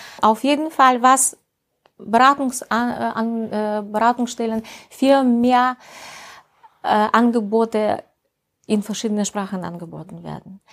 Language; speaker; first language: German; non-native, fluent; Russian